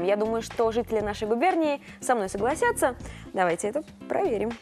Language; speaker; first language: Russian; native; Russian